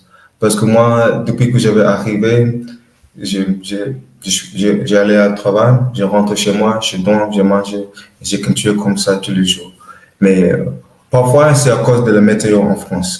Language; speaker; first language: French; non-native, learner; English